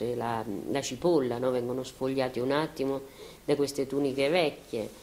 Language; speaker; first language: Italian; native; Italian